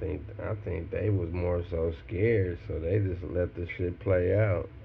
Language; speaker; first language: English; native; English